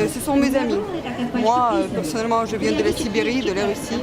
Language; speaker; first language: French; non-native, fluent; Russian